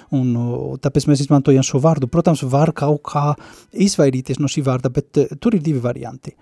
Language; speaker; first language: Latvian; non-native, fluent; Spanish